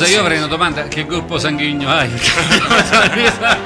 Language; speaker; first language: Italian; native; Italian